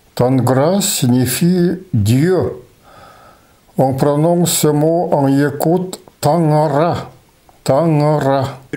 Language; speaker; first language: French; non-native, fluent; Yakut